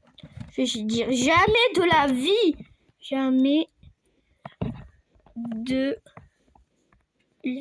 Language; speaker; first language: French; native; French